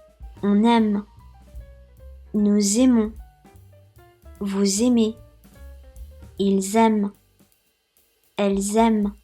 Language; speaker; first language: French; non-native, fluent; Japanese